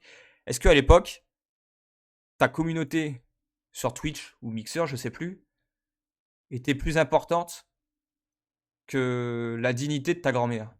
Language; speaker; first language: French; native; French